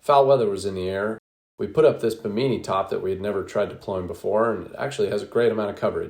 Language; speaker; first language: English; native; English